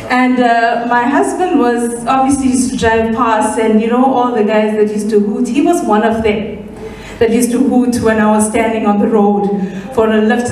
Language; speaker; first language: English; native; English